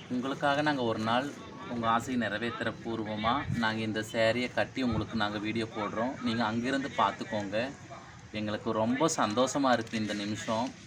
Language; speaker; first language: Tamil; native; Tamil